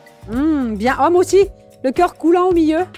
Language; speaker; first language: French; native; French